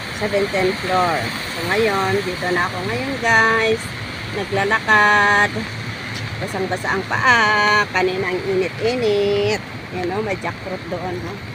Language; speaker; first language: Filipino; non-native, local second language; Iloko